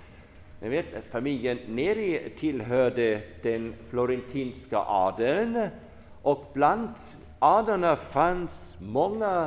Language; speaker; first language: Swedish; non-native, fluent; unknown